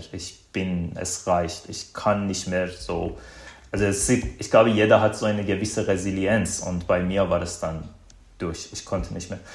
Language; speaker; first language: German; non-native, fluent; Azerbaijani